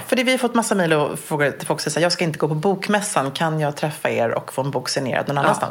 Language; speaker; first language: Swedish; native; Swedish